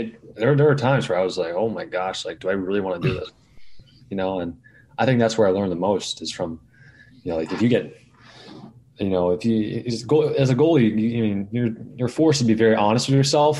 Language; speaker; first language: English; native; English